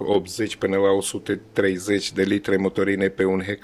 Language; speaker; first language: Romanian; non-native, learner; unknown